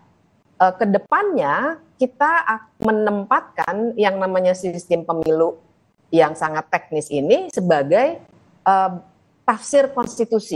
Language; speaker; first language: Indonesian; native; Indonesian